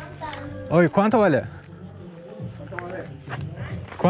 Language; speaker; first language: Spanish; non-native, learner; Turkish